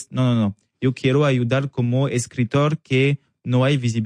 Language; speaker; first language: Spanish; non-native, learner; French